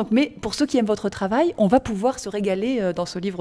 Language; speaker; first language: French; native; French